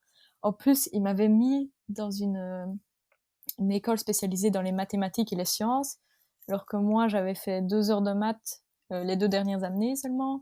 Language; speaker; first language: French; native; French